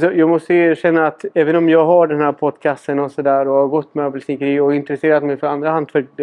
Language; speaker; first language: Swedish; non-native, fluent; Spanish